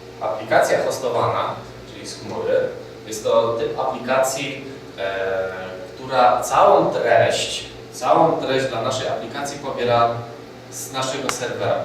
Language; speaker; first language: Polish; native; Polish